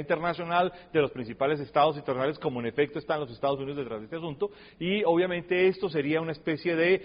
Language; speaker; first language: Spanish; native; Spanish